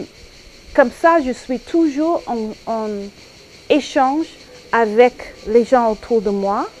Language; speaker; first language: French; non-native, fluent; English